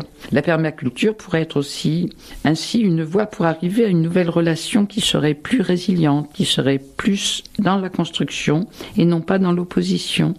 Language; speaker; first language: French; native; French